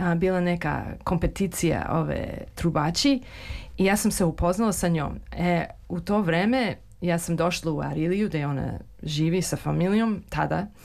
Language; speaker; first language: Serbian; early bilingual, heritage; Serbian